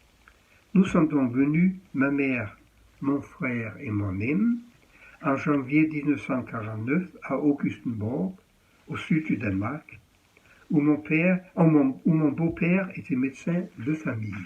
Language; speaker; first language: French; early bilingual, heritage; French